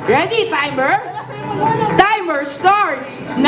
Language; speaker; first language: English; non-native, local second language; Filipino